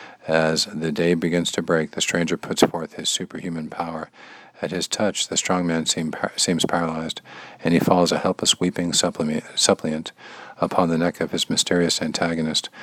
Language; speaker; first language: English; native; English